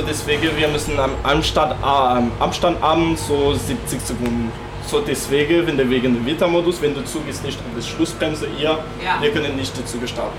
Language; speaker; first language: German; non-native, learner; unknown